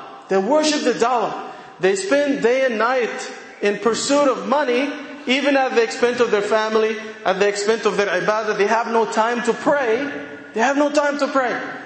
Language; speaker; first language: English; non-native, fluent; Arabic